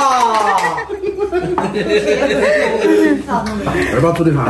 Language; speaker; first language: Chinese; native; Chinese